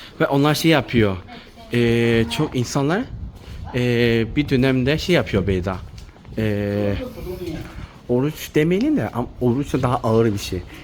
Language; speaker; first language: Turkish; non-native, learner; Chinese